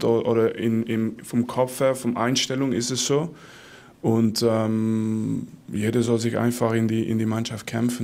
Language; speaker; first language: German; non-native, fluent; Dutch